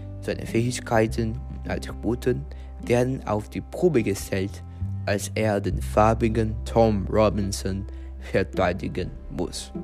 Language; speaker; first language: German; non-native, fluent; Portuguese